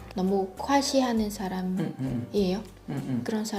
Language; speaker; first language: Korean; non-native, fluent; Vietnamese